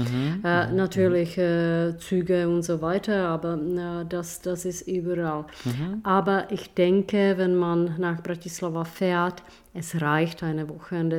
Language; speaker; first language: German; non-native, fluent; Czech